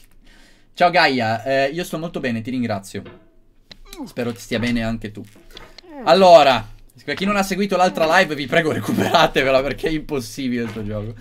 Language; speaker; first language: Italian; native; Italian